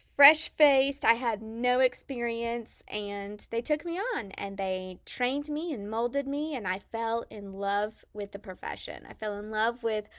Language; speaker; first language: English; native; English